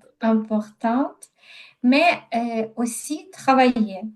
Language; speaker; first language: French; non-native, learner; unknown